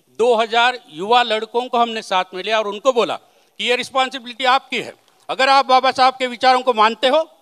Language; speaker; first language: Hindi; non-native, local second language; Marathi